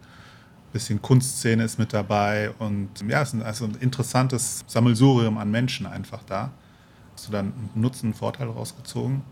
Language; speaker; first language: German; native; German